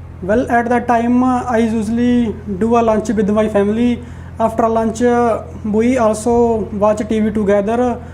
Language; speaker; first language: English; non-native, learner; Punjabi